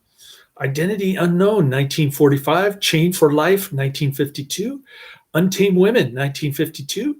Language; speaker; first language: English; native; English